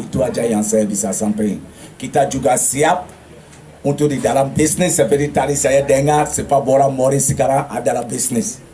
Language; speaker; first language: Indonesian; non-native, fluent; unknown